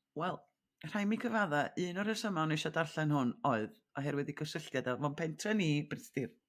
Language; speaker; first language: Welsh; native; Welsh